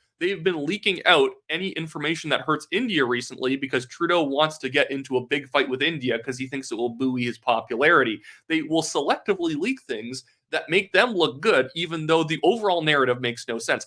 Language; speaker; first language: English; native; English